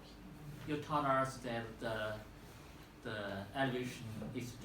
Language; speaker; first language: English; non-native, fluent; Chinese